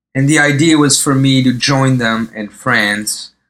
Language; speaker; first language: English; early bilingual, other home language; Arabic